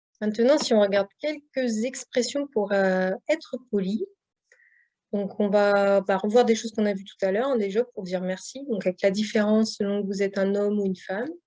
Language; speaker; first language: French; native; French